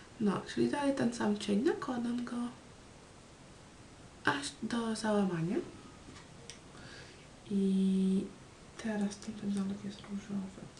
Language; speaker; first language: Polish; early bilingual, heritage; Polish